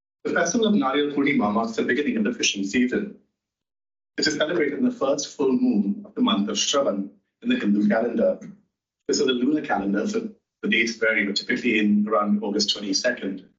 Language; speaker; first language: English; non-native, local second language; Hindi